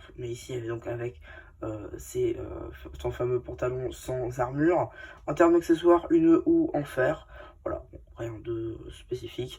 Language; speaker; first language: French; native; French